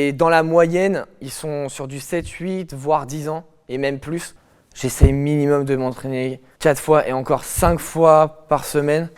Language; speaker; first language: French; native; French